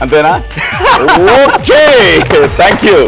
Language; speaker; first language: Telugu; native; Telugu